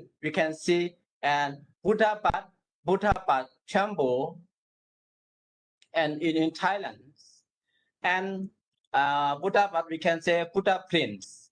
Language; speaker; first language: English; non-native, learner; Burmese